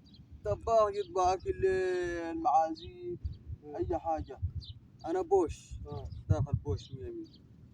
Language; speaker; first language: Arabic; non-native, learner; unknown